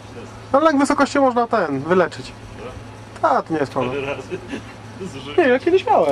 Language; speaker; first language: Polish; native; Polish